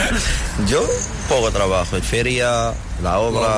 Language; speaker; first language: Spanish; non-native, learner; Arabic